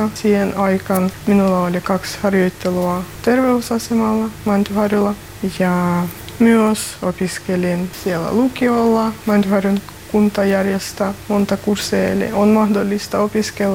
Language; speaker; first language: Finnish; non-native, learner; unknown